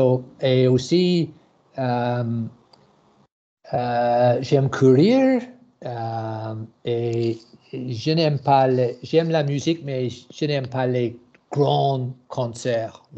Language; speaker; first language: French; non-native, learner; English